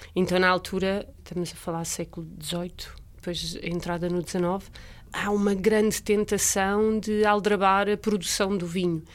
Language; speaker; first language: Portuguese; native; Portuguese